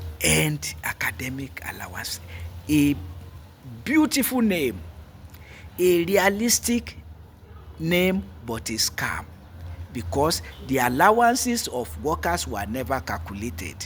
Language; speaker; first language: English; non-native, local second language; Yoruba